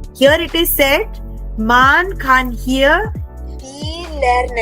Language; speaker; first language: German; non-native, fluent; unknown